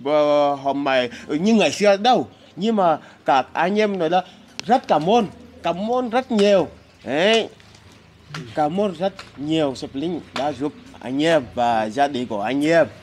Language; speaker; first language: Vietnamese; non-native, learner; Portuguese